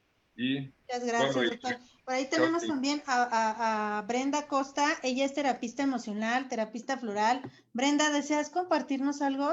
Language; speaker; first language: Spanish; native; Spanish